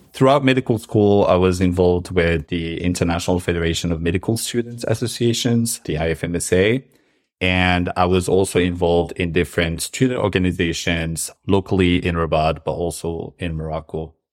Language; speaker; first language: English; non-native, fluent; Arabic